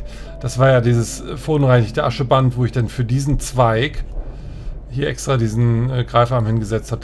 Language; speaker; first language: German; native; German